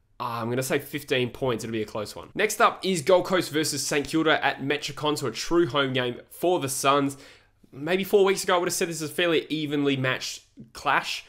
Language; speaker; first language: English; native; English